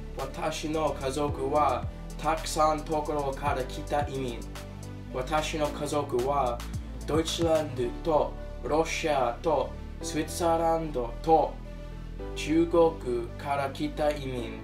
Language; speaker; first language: Japanese; early bilingual, other home language; English